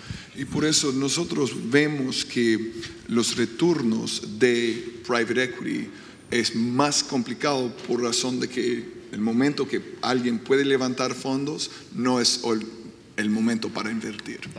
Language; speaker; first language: Spanish; non-native, fluent; English